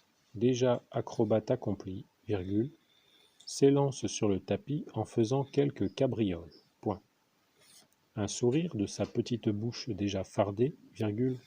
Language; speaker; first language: French; native; French